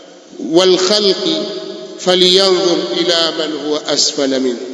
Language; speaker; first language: Arabic; non-native, fluent; Swahili